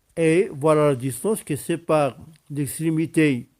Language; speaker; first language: French; non-native, local second language; Arabic